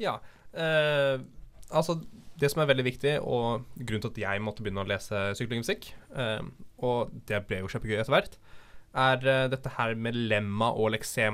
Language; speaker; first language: Norwegian; native; Norwegian